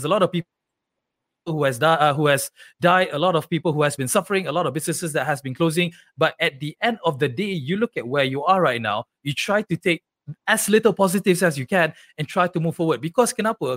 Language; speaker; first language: English; non-native, local second language; Malay